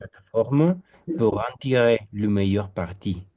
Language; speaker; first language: French; non-native, fluent; Spanish